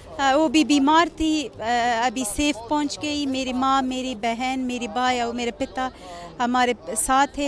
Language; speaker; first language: Hindi; non-native, fluent; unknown